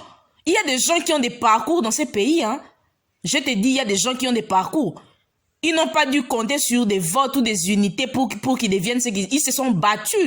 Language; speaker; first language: French; non-native, local second language; Lingala